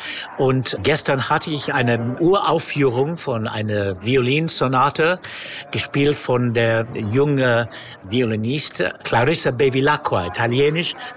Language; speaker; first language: German; non-native, fluent; English